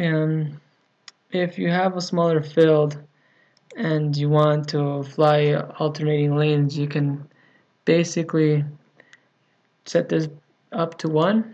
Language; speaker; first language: English; native; English